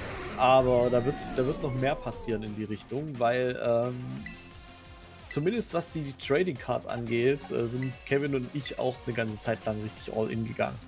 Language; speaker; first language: German; native; German